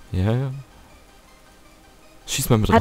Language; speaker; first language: German; native; German